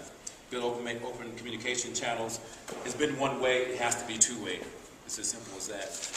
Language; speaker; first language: English; native; English